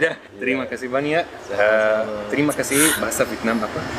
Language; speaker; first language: Indonesian; non-native, fluent; Arabic